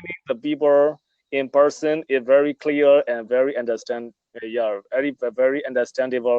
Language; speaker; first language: English; non-native, learner; Burmese